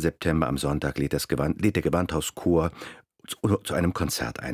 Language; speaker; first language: German; native; German